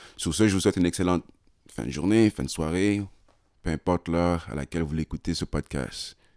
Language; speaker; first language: French; early bilingual, other home language; Haitian Creole